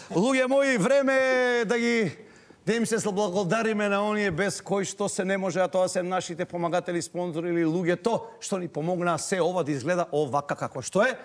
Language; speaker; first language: Macedonian; native; Macedonian